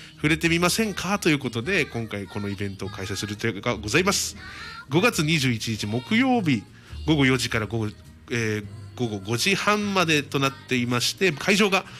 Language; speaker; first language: Japanese; native; Japanese